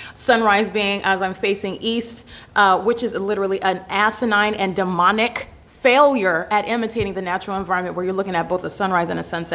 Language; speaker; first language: English; native; English